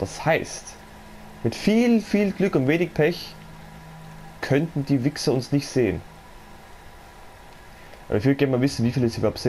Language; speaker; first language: German; native; German